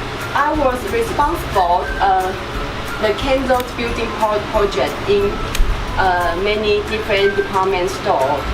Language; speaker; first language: English; non-native, learner; Chinese